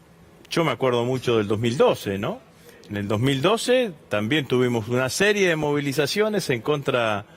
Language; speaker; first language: Spanish; native; Spanish